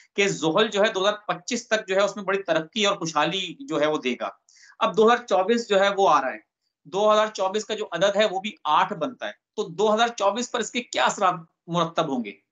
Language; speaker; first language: Urdu; native; Urdu